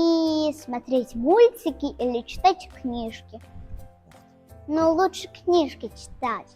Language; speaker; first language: Russian; non-native, local second language; Tajik